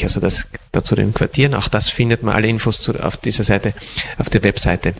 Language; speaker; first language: German; native; German